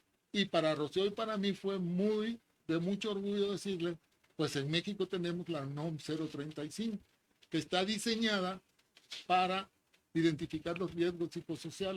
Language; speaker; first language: Spanish; native; Spanish